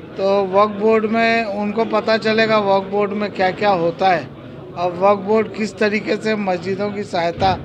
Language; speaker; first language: Hindi; native; Hindi